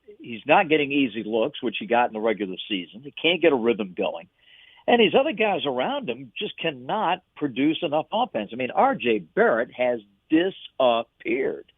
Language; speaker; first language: English; native; English